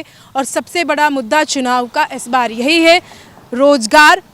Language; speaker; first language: Hindi; native; Hindi